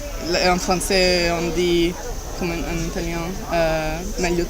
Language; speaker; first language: French; non-native, learner; Italian